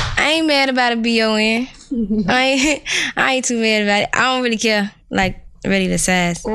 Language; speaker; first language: English; native; English